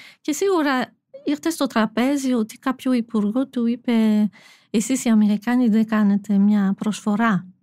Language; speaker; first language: Greek; non-native, fluent; French